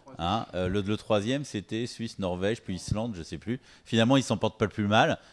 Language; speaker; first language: French; native; French